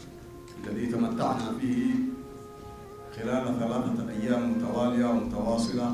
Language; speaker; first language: Arabic; non-native, fluent; Amharic